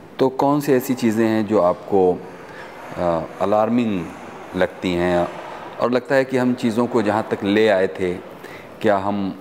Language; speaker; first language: Hindi; native; Hindi